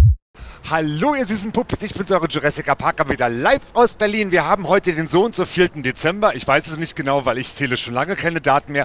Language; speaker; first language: German; native; German